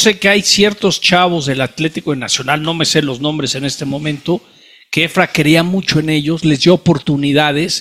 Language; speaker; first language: Spanish; native; Spanish